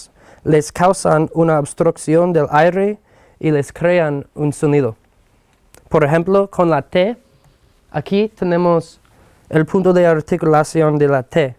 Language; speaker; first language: Spanish; non-native, fluent; English